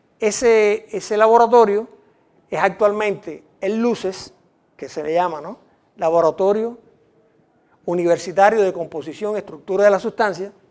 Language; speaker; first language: Spanish; native; Spanish